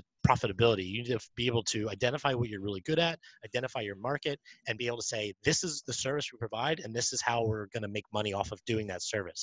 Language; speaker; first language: English; native; English